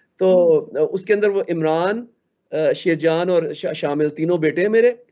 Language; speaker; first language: Urdu; native; Urdu